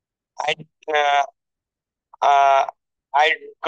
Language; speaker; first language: English; non-native, learner; Bangla